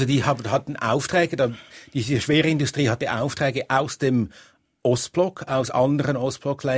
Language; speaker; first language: German; native; German